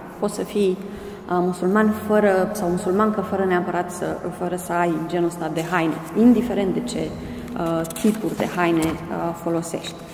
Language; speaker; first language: Romanian; native; Romanian